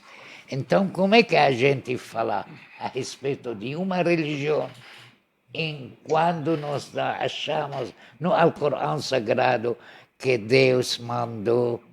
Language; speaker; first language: Portuguese; non-native, learner; Arabic